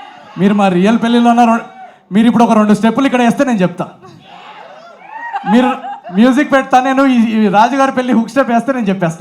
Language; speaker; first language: Telugu; native; Telugu